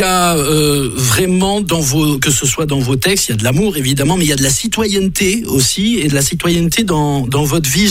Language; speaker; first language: French; native; French